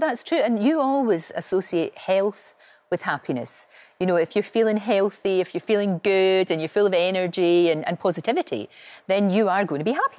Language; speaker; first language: English; native; English